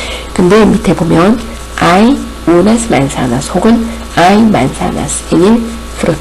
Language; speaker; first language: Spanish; non-native, fluent; Korean